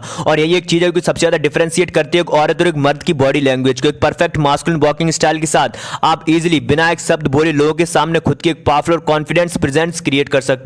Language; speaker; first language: Hindi; native; Hindi